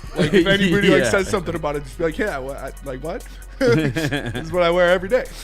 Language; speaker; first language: English; native; English